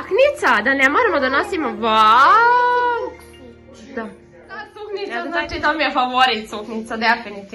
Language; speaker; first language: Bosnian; early bilingual, heritage; Serbian